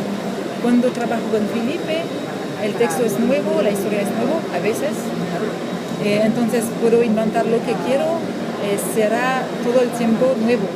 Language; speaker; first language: Spanish; non-native, learner; French